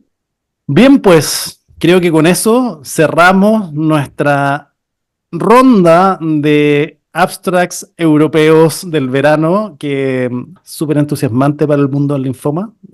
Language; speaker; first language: Spanish; native; Spanish